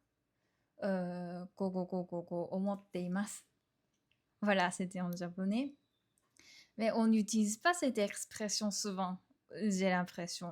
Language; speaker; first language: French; non-native, fluent; Japanese